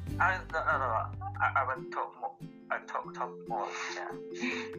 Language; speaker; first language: English; non-native, learner; Korean